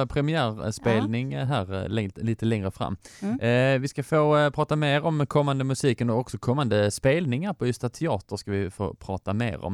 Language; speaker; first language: Swedish; native; Swedish